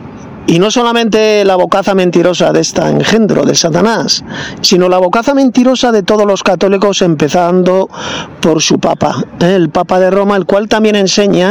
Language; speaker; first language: Spanish; native; Spanish